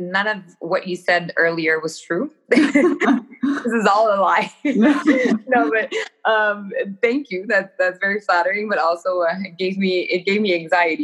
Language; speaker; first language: English; native; English